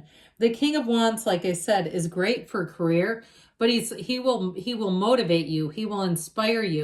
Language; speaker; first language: English; native; English